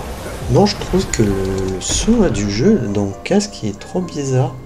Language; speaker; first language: French; native; French